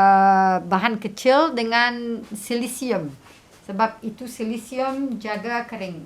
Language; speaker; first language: Indonesian; non-native, fluent; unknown